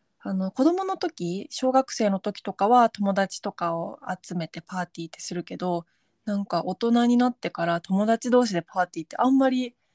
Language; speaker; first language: Japanese; native; Japanese